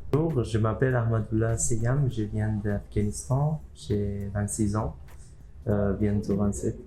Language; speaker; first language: French; non-native, fluent; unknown